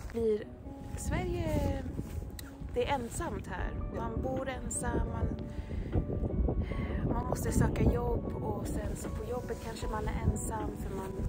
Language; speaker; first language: Swedish; early bilingual, other home language; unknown